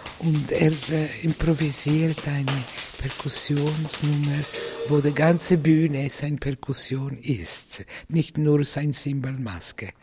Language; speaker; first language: German; non-native, fluent; Italian